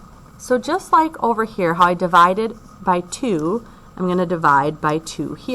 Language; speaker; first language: English; native; English